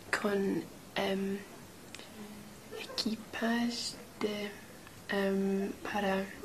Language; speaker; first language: Spanish; non-native, learner; English